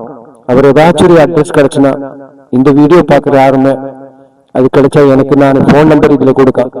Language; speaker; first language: Tamil; non-native, learner; Malayalam